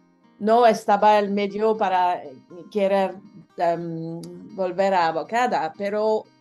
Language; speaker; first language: Spanish; non-native, learner; French